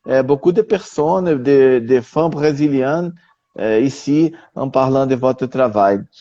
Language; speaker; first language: French; non-native, learner; Portuguese